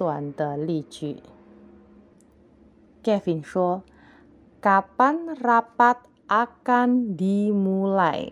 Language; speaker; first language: Chinese; non-native, local second language; Indonesian